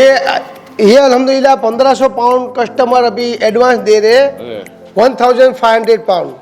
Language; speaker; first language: Hindi; non-native, local second language; Gujarati